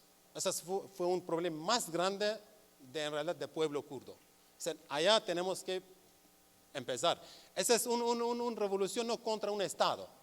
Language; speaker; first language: Spanish; non-native, learner; Kurdish